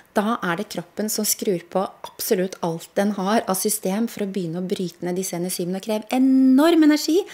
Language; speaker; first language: Norwegian; native; Norwegian